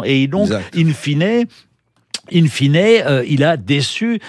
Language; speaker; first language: French; native; French